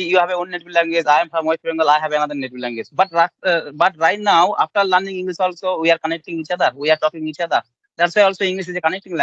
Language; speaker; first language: English; non-native, learner; Bangla